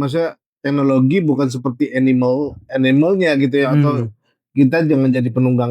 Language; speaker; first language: Indonesian; native; Indonesian